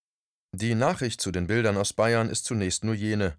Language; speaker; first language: German; native; German